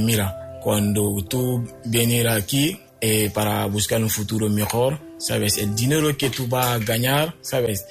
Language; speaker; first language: Spanish; non-native, fluent; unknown